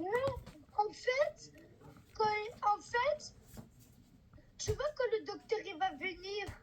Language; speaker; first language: French; native; French